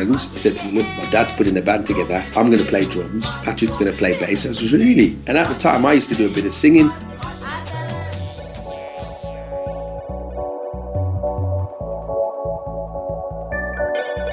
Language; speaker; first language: English; native; English